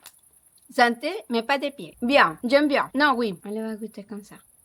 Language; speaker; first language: French; non-native, learner; Spanish